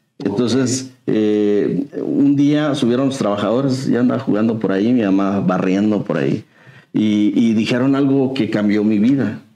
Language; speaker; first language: Spanish; native; Spanish